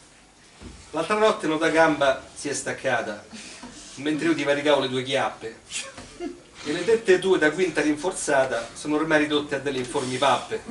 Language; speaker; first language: Italian; native; Italian